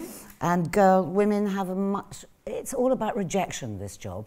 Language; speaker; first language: English; native; English